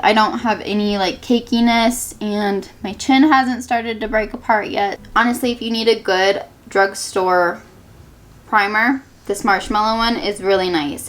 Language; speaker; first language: English; native; English